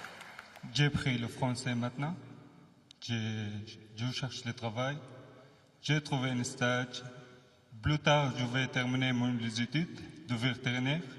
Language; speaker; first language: French; non-native, learner; Arabic